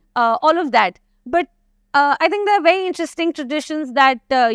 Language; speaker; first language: English; non-native, local second language; Kashmiri